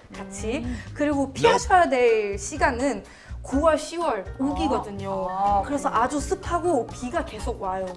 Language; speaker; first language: Korean; non-native, fluent; Thai